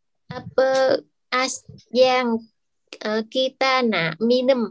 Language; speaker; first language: Indonesian; non-native, learner; Vietnamese